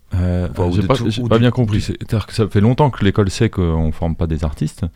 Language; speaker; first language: French; native; French